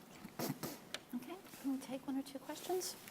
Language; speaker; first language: English; native; English